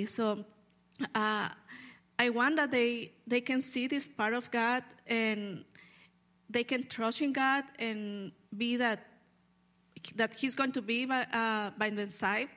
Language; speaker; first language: English; non-native, learner; Spanish